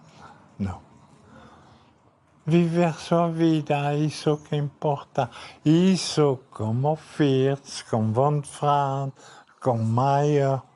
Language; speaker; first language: Portuguese; non-native, fluent; French